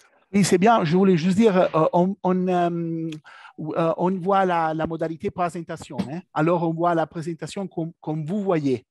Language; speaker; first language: French; non-native, fluent; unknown